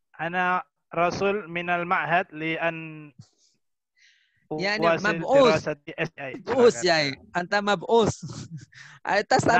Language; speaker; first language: Arabic; non-native, learner; Indonesian